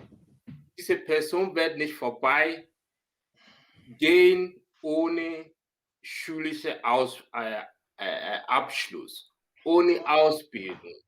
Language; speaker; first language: German; non-native, learner; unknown